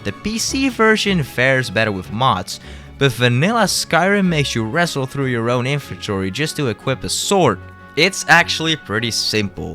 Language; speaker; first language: English; native; English